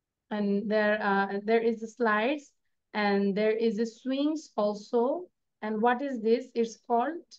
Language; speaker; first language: English; non-native, local second language; Bangla